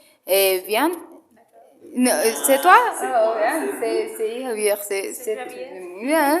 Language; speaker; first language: French; non-native, learner; Spanish